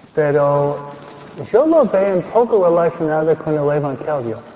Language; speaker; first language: Spanish; non-native, fluent; English